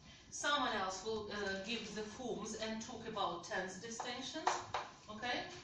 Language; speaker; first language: English; non-native, fluent; Ukrainian